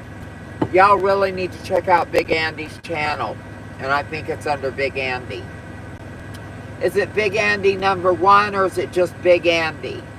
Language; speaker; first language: English; native; English